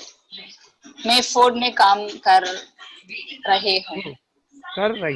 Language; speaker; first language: Hindi; non-native, learner; Tamil